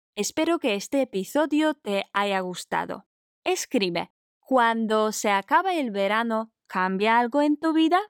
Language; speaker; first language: Spanish; non-native, fluent; Polish